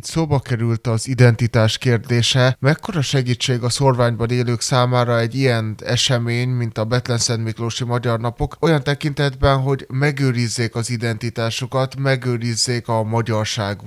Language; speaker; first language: Hungarian; native; Hungarian